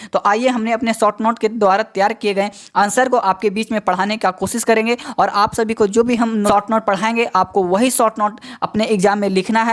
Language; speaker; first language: Hindi; native; Hindi